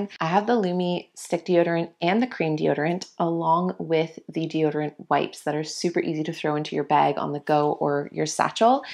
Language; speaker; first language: English; native; English